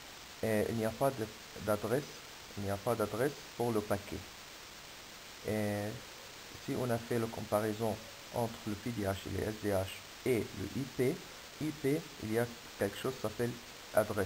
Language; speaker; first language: French; non-native, fluent; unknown